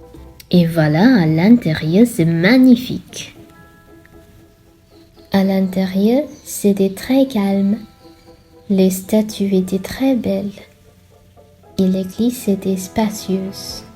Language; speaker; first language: French; non-native, fluent; Sinhala